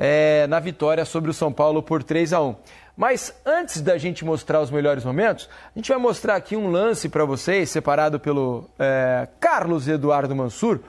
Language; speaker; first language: Portuguese; native; Portuguese